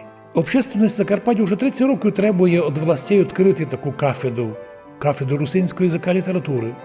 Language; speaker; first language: Ukrainian; non-native, local second language; Rusyn